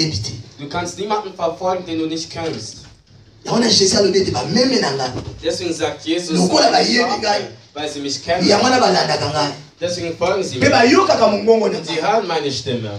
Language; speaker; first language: German; non-native, learner; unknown